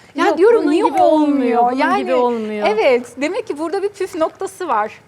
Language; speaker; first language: Turkish; native; Turkish